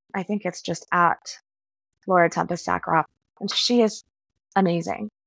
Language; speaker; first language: English; native; English